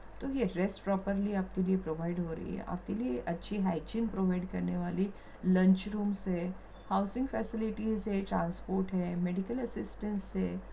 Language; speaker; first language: Hindi; non-native, local second language; Marathi